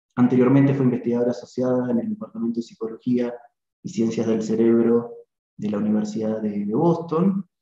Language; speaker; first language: Spanish; native; Spanish